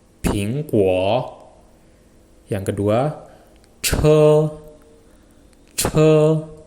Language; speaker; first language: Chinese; non-native, fluent; Indonesian